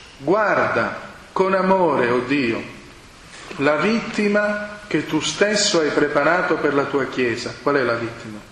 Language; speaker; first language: Italian; non-native, fluent; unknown